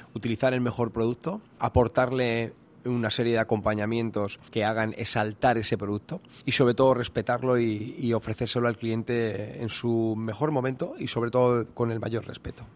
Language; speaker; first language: Spanish; native; Spanish